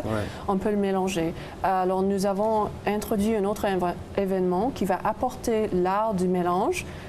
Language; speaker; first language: French; non-native, local second language; English